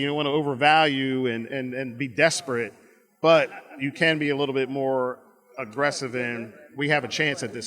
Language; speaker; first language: English; native; English